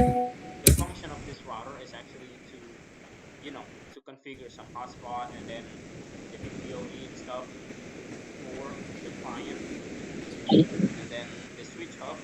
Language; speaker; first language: English; non-native, learner; Indonesian